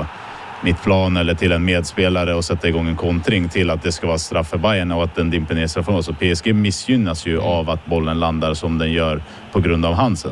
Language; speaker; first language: Swedish; native; Swedish